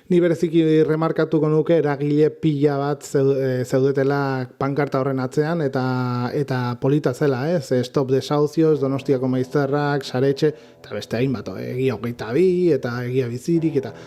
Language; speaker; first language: Basque; native; Basque